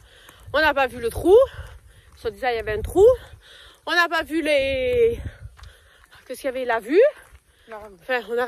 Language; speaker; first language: French; native; French